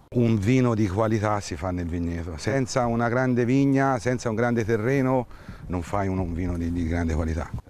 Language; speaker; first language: Italian; native; Italian